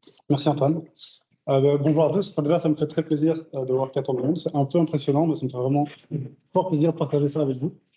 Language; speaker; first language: French; native; French